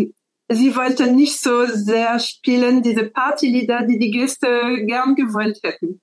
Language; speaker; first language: German; non-native, fluent; French